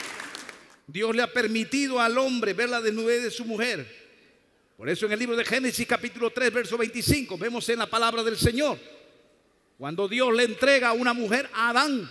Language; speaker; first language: Spanish; native; Spanish